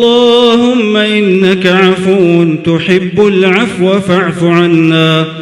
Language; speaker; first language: Arabic; native; Arabic